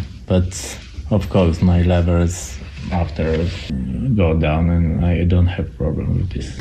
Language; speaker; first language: English; non-native, learner; Polish